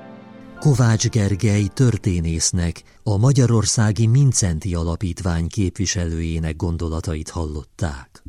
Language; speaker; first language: Hungarian; native; Hungarian